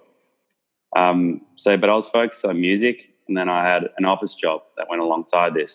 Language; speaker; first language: English; native; English